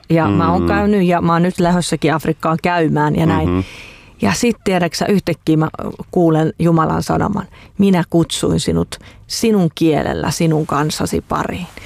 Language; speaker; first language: Finnish; native; Finnish